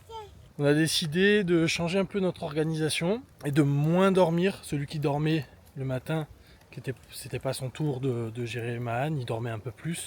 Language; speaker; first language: French; native; French